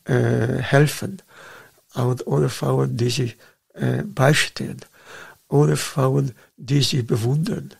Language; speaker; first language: German; non-native, fluent; Dutch